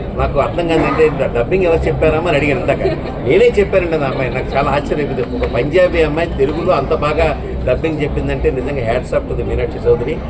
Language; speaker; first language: Telugu; native; Telugu